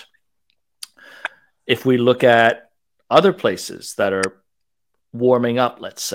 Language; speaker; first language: English; non-native, local second language; Cantonese